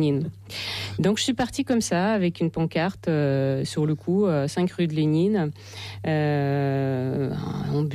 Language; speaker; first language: French; non-native, fluent; Russian